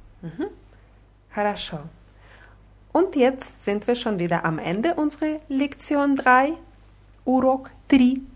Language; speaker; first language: German; non-native, fluent; Russian